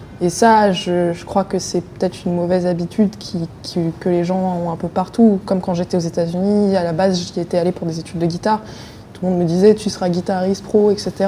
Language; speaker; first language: French; native; French